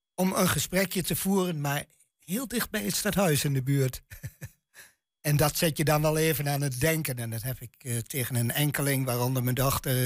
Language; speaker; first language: Dutch; native; Dutch